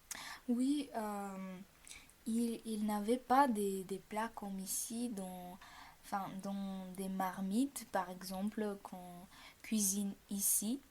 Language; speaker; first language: French; non-native, fluent; Bulgarian